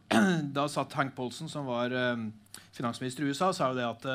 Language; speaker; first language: Norwegian; native; Norwegian